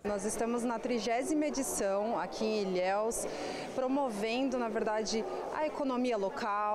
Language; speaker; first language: Portuguese; native; Portuguese